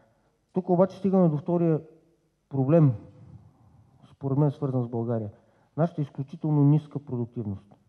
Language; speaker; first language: Bulgarian; native; Bulgarian